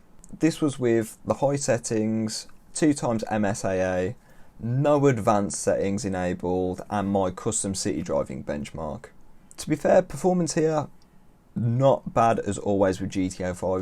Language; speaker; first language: English; native; English